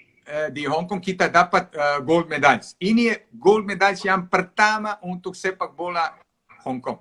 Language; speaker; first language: Indonesian; non-native, fluent; Serbian